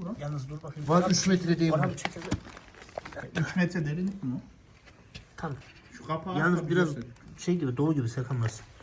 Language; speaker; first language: Turkish; native; Turkish